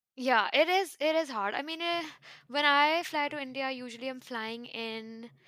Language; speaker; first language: English; non-native, local second language; Hindi